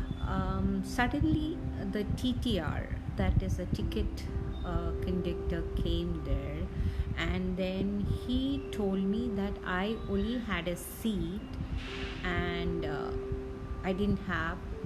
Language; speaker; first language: English; non-native, local second language; Malayalam